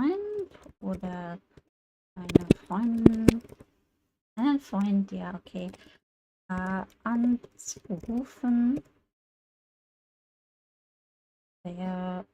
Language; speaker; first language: German; non-native, learner; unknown